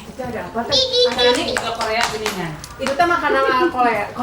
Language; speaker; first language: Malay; non-native, local second language; Sundanese